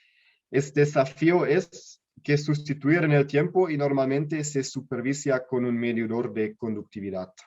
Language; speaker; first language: Spanish; non-native, learner; German